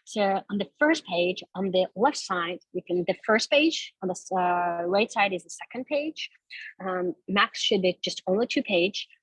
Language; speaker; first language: English; non-native, fluent; Kazakh